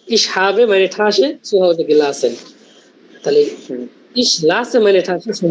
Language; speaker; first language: German; non-native, learner; Bangla